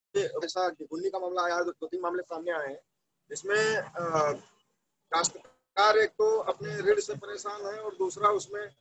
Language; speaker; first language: Hindi; native; Hindi